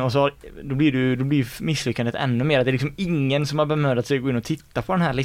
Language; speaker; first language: Swedish; native; Swedish